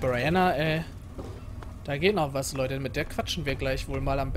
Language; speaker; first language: German; native; German